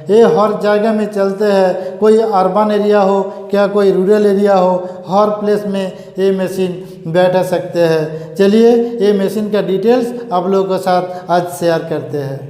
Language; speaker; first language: Hindi; non-native, local second language; Bangla